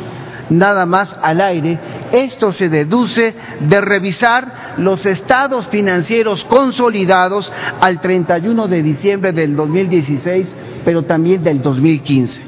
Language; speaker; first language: Spanish; native; Spanish